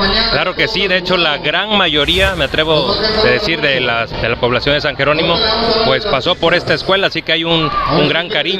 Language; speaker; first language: Spanish; native; Spanish